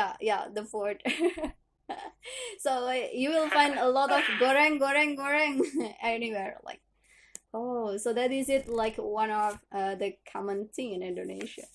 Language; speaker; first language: English; non-native, learner; Indonesian